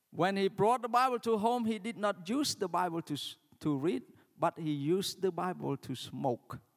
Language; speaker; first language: English; non-native, learner; Khmer